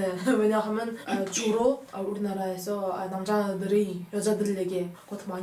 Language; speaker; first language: Korean; non-native, learner; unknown